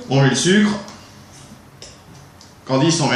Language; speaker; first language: French; native; French